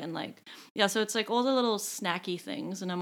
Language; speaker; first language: English; native; English